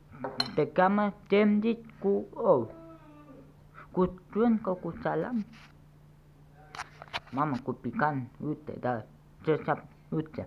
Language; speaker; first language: Romanian; non-native, learner; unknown